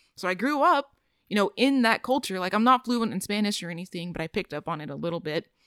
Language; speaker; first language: English; native; English